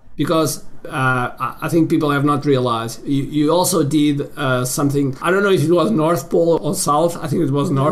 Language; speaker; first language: English; non-native, fluent; Portuguese